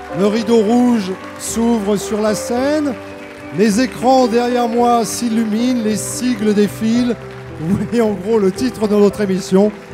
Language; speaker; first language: French; native; French